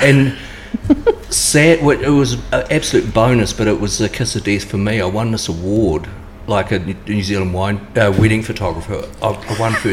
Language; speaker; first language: English; native; English